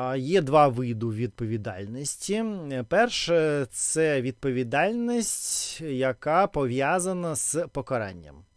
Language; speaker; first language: Ukrainian; non-native, local second language; Russian